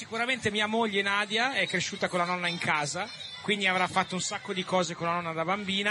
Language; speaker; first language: Italian; native; Italian